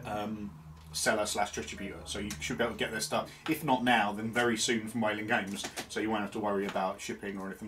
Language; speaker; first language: English; native; English